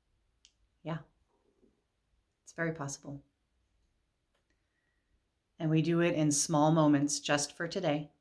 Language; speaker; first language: English; native; English